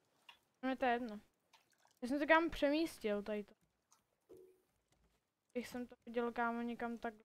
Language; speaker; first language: Czech; native; Czech